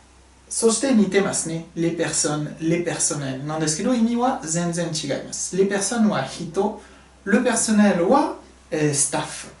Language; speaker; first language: Japanese; non-native, fluent; French